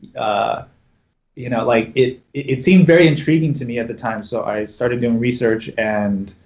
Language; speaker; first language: English; native; English